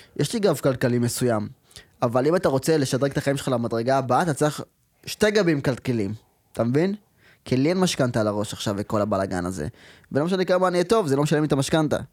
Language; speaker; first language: Hebrew; native; Hebrew